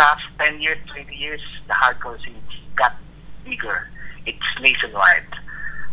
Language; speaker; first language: English; non-native, local second language; Filipino